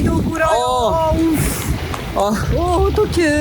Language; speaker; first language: Korean; non-native, learner; Persian